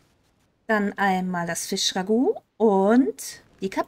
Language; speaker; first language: German; native; German